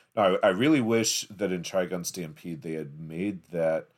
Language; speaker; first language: English; native; English